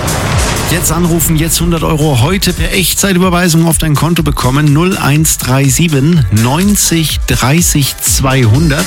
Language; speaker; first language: German; native; German